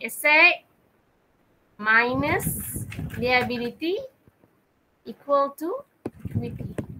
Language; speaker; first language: English; non-native, local second language; Malay